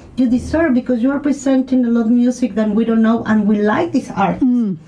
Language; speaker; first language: English; non-native, learner; Spanish